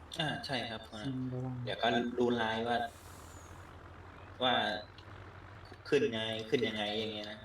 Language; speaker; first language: Thai; native; Thai